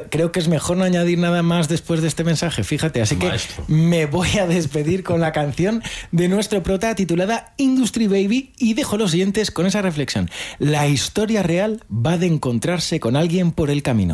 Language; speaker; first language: Spanish; native; Spanish